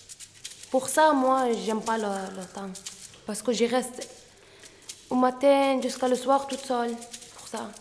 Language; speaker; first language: French; non-native, learner; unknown